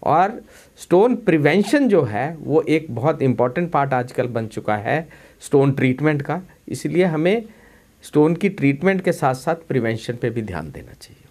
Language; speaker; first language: Hindi; non-native, local second language; Punjabi